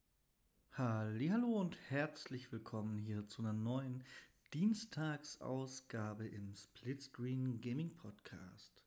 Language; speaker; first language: German; native; German